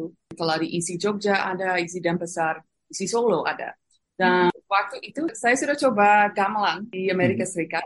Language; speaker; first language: Indonesian; non-native, fluent; English